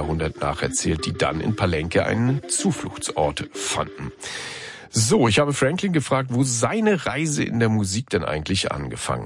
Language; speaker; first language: German; native; German